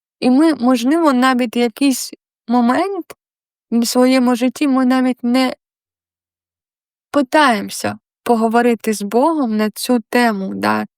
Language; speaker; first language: Ukrainian; non-native, local second language; Russian